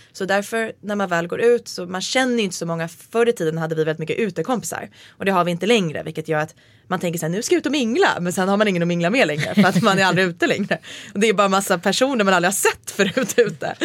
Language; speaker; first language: Swedish; native; Swedish